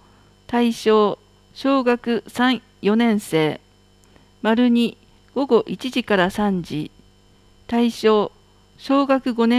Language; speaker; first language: Japanese; native; Japanese